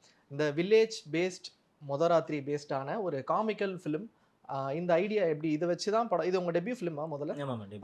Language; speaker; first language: Tamil; native; Tamil